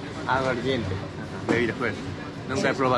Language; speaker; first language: Spanish; non-native, learner; Japanese